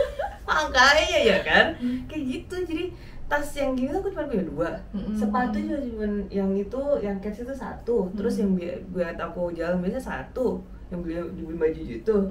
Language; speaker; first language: Indonesian; native; Indonesian